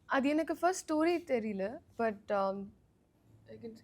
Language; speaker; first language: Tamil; non-native, learner; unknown